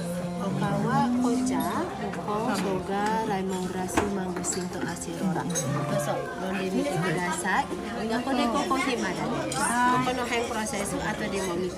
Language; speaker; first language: Japanese; non-native, learner; Indonesian